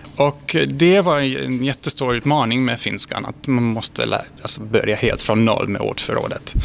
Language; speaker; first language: Swedish; non-native, fluent; Hungarian